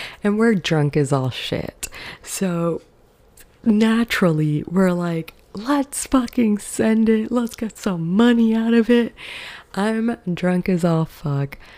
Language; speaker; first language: English; early bilingual, other home language; Spanish